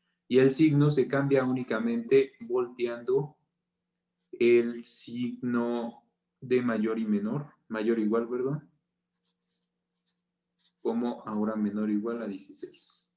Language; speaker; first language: Spanish; native; Spanish